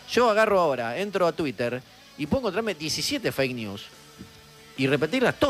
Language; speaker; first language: Spanish; native; Spanish